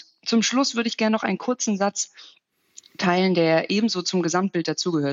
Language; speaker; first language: German; native; German